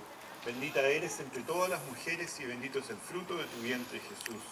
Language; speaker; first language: Spanish; native; Spanish